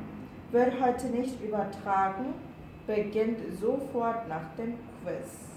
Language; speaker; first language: German; non-native, learner; Korean